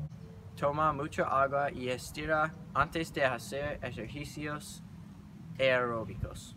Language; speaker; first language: Spanish; non-native, learner; English